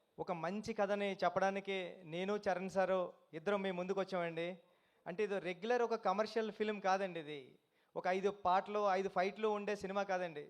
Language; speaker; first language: Telugu; native; Telugu